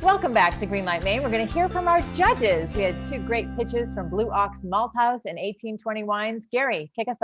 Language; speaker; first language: English; native; English